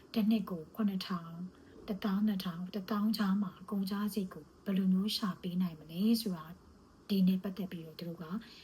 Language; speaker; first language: Burmese; native; Burmese